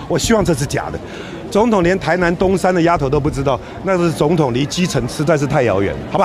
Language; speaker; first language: Chinese; native; Chinese